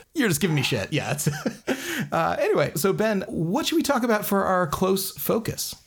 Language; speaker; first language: English; native; English